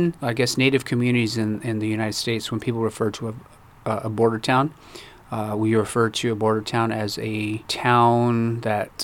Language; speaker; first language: English; early bilingual, other home language; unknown